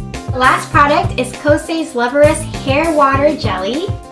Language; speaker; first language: English; early bilingual, other home language; Japanese